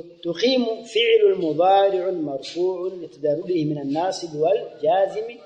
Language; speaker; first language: Arabic; non-native, fluent; Swahili